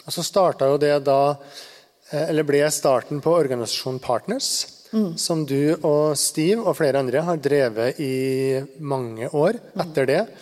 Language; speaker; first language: Norwegian; native; Norwegian